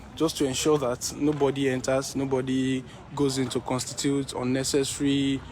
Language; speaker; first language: English; non-native, local second language; Yoruba